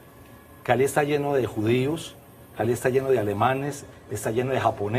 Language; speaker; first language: Spanish; native; Spanish